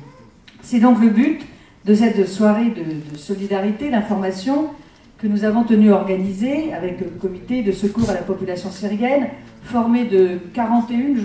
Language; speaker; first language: French; native; French